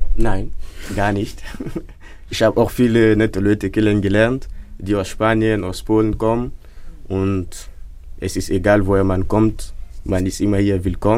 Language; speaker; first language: German; non-native, fluent; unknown